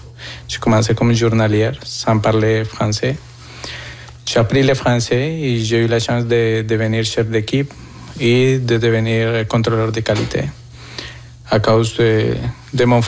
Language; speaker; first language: French; non-native, fluent; Spanish